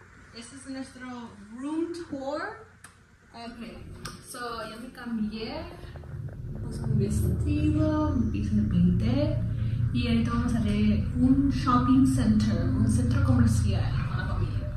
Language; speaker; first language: Spanish; early bilingual, heritage; Spanish